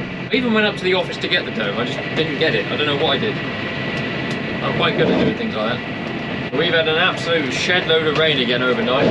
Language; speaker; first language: English; native; English